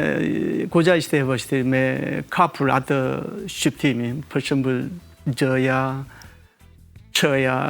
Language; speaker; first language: Albanian; non-native, fluent; Korean